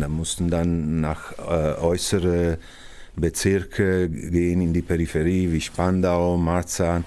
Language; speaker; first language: German; non-native, fluent; Italian